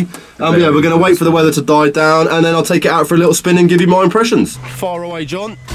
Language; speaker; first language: English; native; English